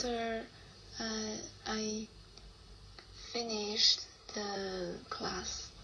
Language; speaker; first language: English; non-native, learner; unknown